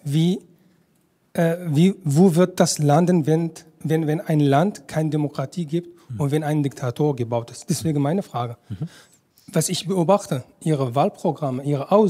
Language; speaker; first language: German; non-native, fluent; Arabic